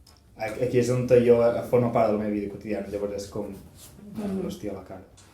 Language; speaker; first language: Catalan; native; Catalan